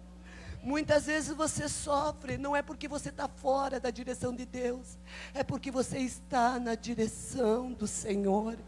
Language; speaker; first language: Portuguese; native; Portuguese